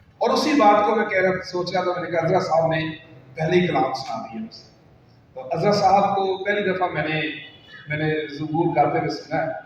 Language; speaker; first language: Urdu; non-native, local second language; Punjabi